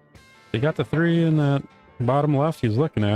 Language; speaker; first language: English; native; English